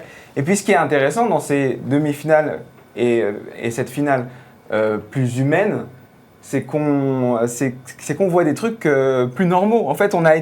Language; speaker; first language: French; native; French